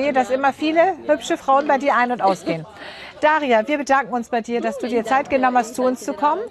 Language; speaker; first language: German; native; German